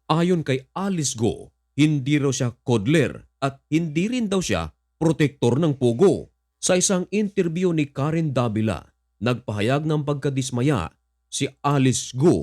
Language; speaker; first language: Filipino; native; Filipino